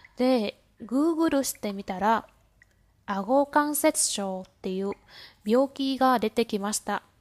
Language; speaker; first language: Japanese; non-native, fluent; Vietnamese